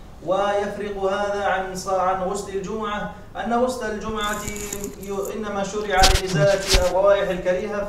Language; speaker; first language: Arabic; native; Arabic